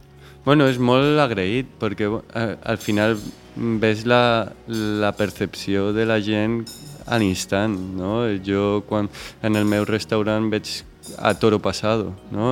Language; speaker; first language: Catalan; non-native, local second language; Spanish